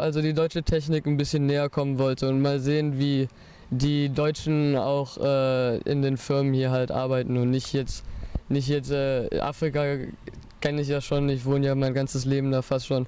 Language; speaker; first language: German; early bilingual, heritage; German